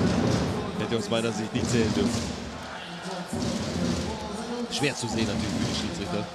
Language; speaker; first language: German; native; German